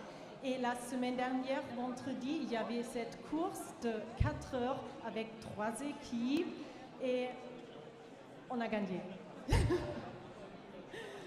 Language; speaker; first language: French; non-native, fluent; German